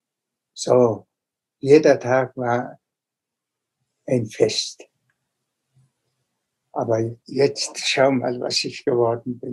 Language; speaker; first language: German; non-native, fluent; Tuvinian